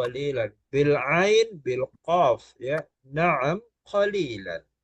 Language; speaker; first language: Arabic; non-native, fluent; Malay